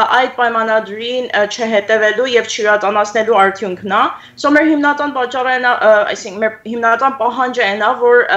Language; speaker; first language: Armenian; early bilingual, heritage; Armenian